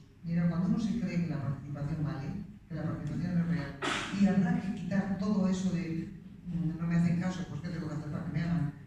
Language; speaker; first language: Spanish; native; Spanish